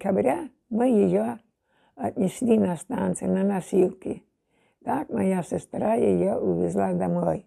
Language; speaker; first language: Russian; non-native, local second language; German